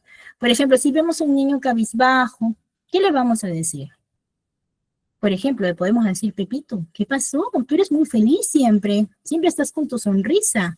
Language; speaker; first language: Spanish; native; Spanish